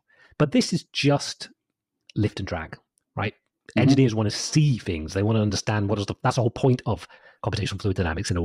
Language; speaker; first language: English; native; English